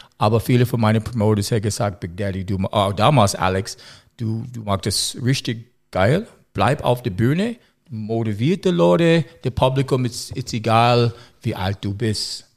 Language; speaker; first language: German; non-native, learner; English